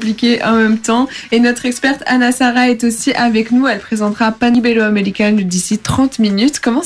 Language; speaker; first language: French; native; French